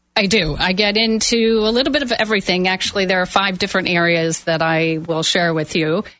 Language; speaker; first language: English; native; English